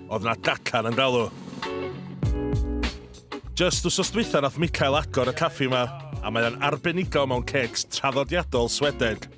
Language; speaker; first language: Welsh; native; Welsh